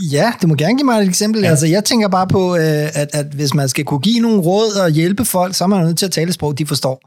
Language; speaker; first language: Danish; native; Danish